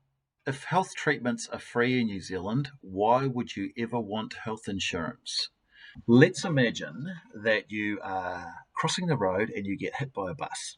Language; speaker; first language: English; native; English